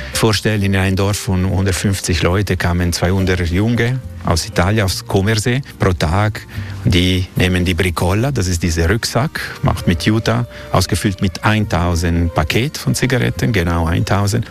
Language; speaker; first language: German; non-native, local second language; Italian